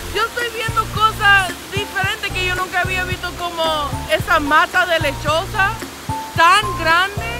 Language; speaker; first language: Spanish; non-native, fluent; English